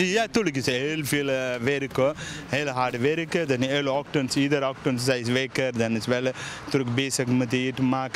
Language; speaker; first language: Dutch; non-native, learner; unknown